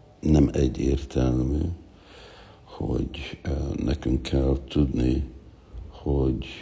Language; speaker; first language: Hungarian; non-native, learner; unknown